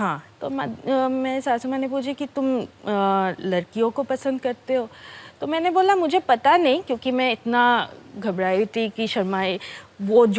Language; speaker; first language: Hindi; non-native, local second language; Bangla